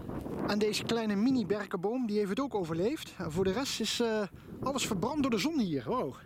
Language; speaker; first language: Dutch; native; Dutch